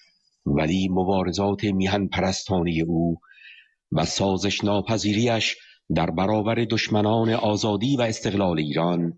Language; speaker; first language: Persian; native; Persian